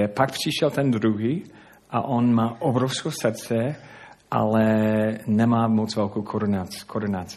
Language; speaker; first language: Czech; non-native, fluent; English